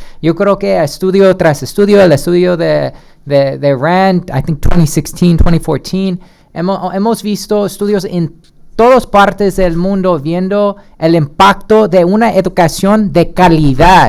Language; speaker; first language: Spanish; early bilingual, heritage; Spanish